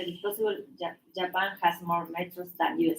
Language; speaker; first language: English; non-native, learner; Spanish